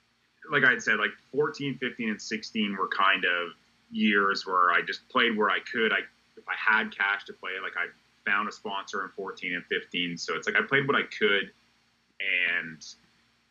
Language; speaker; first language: English; native; English